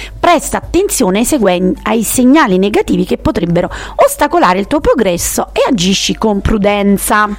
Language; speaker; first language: Italian; native; Italian